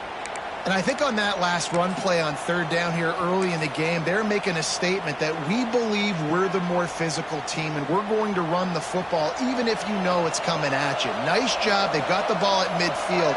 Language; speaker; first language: English; native; English